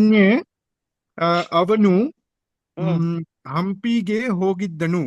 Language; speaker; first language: Kannada; non-native, learner; English